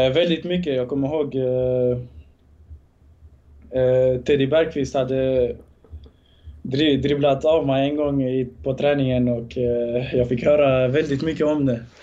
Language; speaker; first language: Swedish; early bilingual, other home language; Bosnian